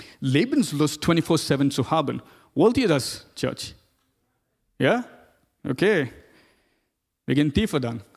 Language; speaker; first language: German; non-native, fluent; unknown